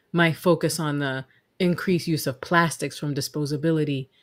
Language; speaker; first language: English; native; English